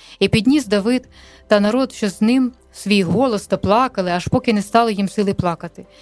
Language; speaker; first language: Ukrainian; non-native, local second language; Russian